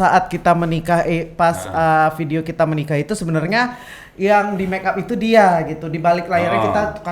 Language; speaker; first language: Indonesian; native; Indonesian